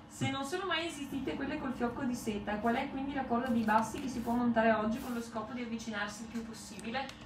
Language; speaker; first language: Italian; native; Italian